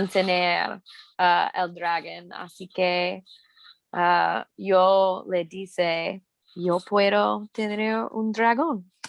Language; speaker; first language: Spanish; non-native, learner; English